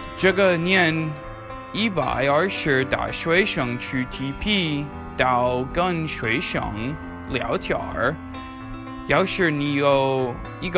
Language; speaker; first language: Chinese; non-native, learner; English